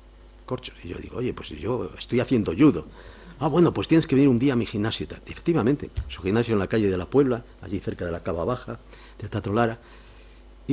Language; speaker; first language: Spanish; native; Spanish